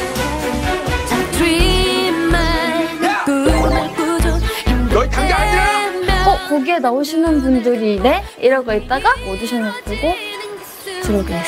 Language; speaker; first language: Korean; non-native, fluent; Japanese